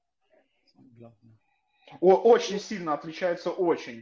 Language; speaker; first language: Russian; native; Russian